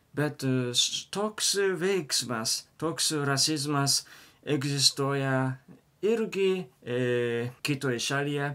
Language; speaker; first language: Lithuanian; non-native, learner; Japanese